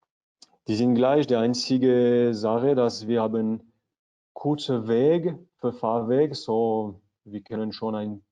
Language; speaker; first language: German; non-native, learner; French